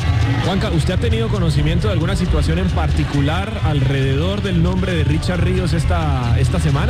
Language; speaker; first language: Spanish; native; Spanish